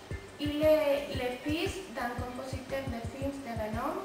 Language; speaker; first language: French; non-native, learner; Spanish